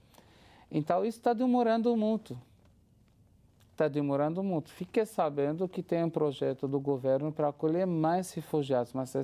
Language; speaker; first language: Portuguese; non-native, fluent; Arabic